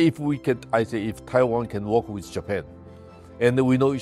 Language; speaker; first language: English; non-native, fluent; Chinese